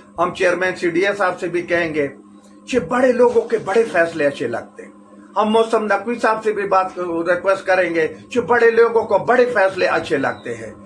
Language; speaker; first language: Urdu; non-native, local second language; Pashto